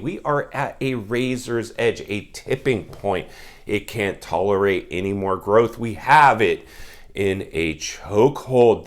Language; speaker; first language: English; native; English